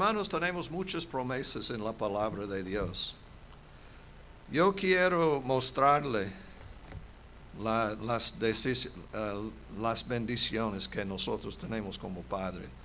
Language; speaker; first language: Spanish; non-native, fluent; English